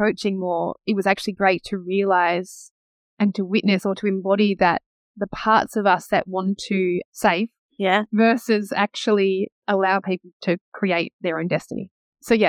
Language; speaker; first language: English; native; English